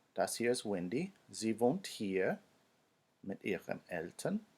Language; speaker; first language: German; non-native, fluent; English